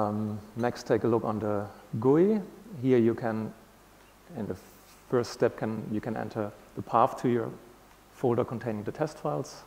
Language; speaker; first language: English; non-native, fluent; German